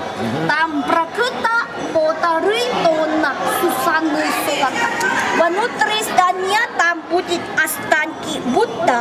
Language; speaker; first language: Russian; non-native, local second language; Thai